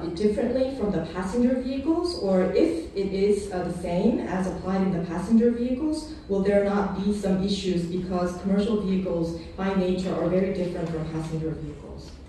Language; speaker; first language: English; non-native, fluent; Korean